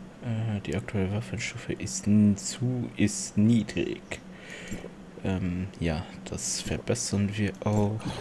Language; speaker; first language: German; non-native, local second language; Luxembourgish